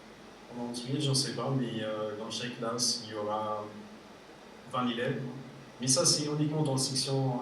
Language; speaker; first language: French; non-native, fluent; Arabic